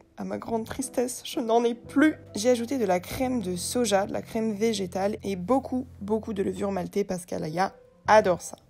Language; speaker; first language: French; native; French